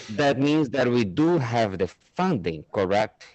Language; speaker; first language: English; non-native, fluent; Portuguese